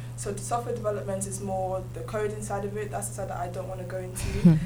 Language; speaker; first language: English; native; English